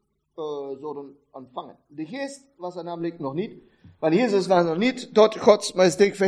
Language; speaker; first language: German; non-native, learner; Dutch